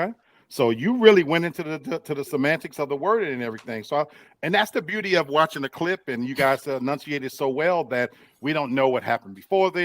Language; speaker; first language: English; native; English